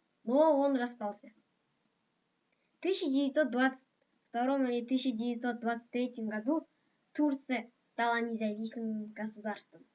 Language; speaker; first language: Russian; non-native, local second language; Kazakh